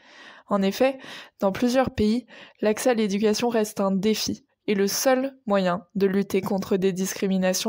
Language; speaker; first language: French; native; French